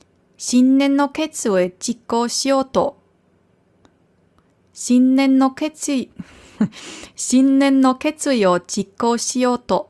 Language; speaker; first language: Japanese; non-native, fluent; German